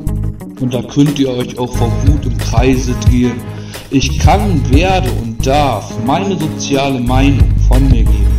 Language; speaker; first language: German; native; German